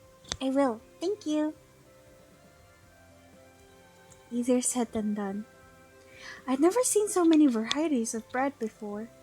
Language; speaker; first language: English; native; English